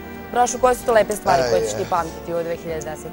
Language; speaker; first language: Serbian; native; Serbian